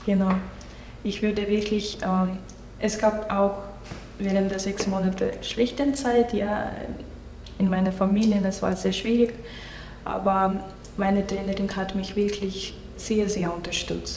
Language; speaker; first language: German; non-native, local second language; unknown